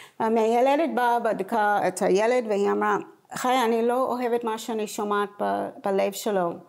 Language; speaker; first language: Hebrew; non-native, fluent; English